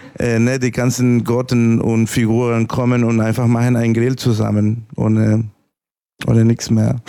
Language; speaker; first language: German; non-native, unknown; Spanish